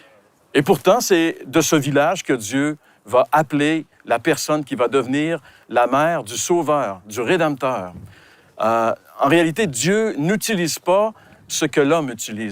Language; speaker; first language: French; native; French